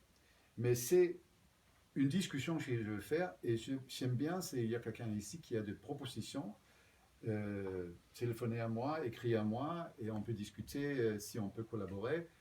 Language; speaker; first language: French; non-native, fluent; Danish